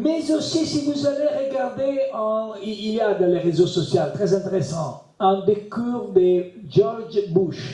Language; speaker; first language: French; non-native, learner; Italian